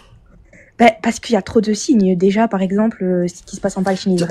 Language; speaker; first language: French; native; French